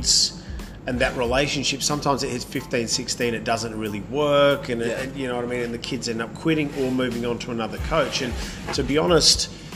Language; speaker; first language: English; native; English